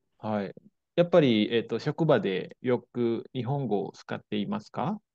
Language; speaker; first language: Japanese; non-native, fluent; Indonesian